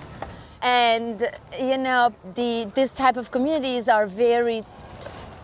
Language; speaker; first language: English; non-native, fluent; Italian